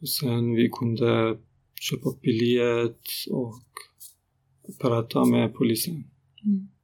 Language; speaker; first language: Swedish; non-native, learner; Persian